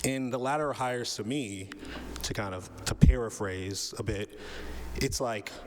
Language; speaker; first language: English; native; English